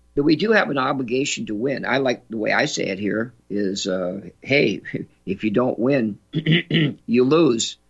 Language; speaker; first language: English; native; English